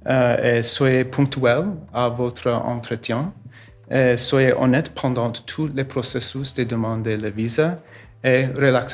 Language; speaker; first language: French; non-native, learner; English